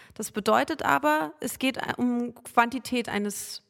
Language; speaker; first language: German; native; German